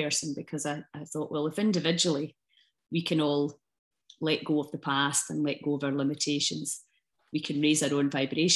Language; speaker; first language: English; native; English